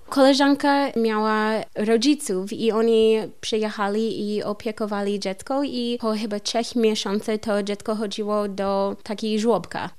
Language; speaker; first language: Polish; non-native, learner; English